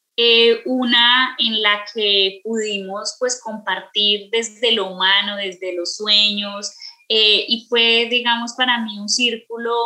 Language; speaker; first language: Spanish; native; Spanish